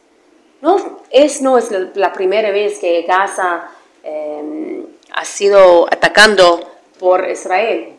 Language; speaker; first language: Spanish; non-native, fluent; Arabic